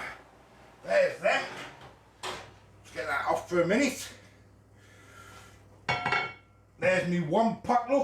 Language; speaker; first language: English; native; English